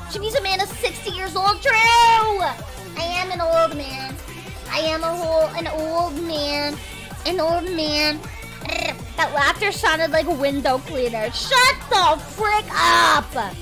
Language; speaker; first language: English; native; English